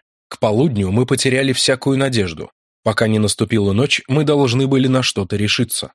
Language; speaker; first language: Russian; native; Russian